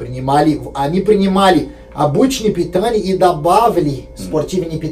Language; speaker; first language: Russian; non-native, fluent; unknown